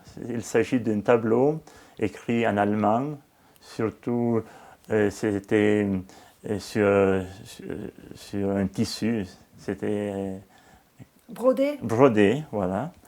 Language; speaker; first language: French; non-native, local second language; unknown